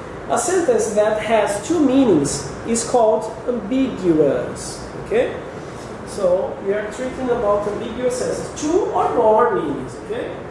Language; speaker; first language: English; non-native, fluent; Portuguese